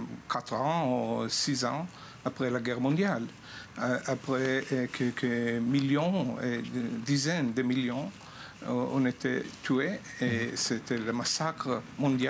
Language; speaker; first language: French; non-native, fluent; Hebrew